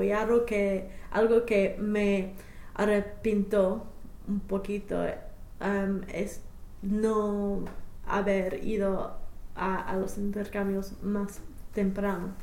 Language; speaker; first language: Spanish; non-native, fluent; English